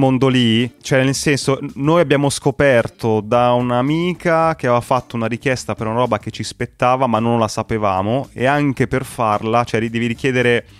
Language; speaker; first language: Italian; native; Italian